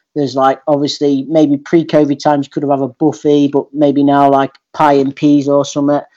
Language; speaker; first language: English; native; English